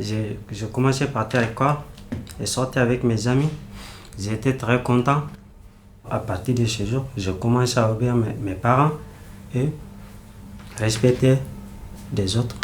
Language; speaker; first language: French; non-native, learner; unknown